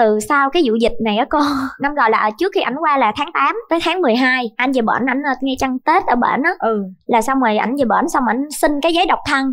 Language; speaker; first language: Vietnamese; native; Vietnamese